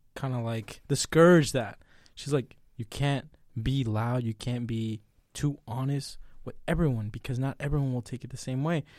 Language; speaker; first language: English; early bilingual, other home language; Spanish